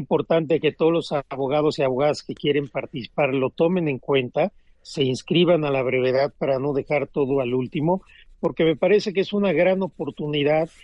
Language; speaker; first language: Spanish; native; Spanish